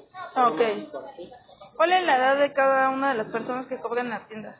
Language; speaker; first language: Spanish; native; Spanish